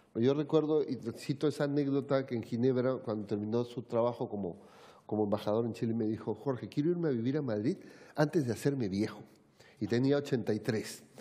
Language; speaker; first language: Spanish; native; Spanish